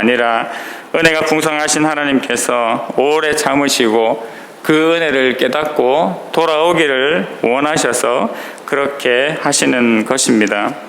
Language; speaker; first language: Korean; native; Korean